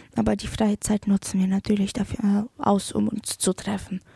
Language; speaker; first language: German; early bilingual, other home language; Polish